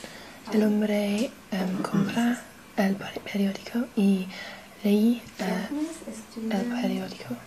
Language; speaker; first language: Spanish; non-native, learner; English